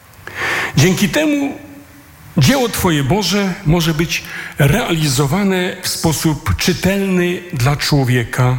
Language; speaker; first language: Polish; native; Polish